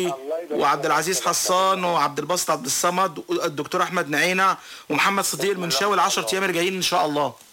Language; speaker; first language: Arabic; native; Arabic